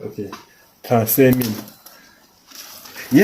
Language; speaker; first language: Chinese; non-native, learner; French